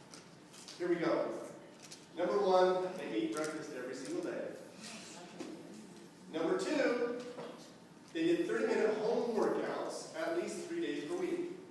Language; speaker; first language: English; native; English